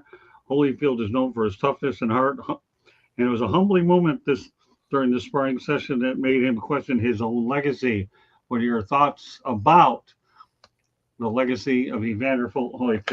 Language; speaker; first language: English; native; English